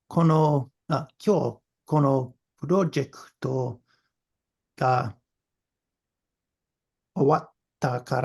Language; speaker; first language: Japanese; non-native, learner; English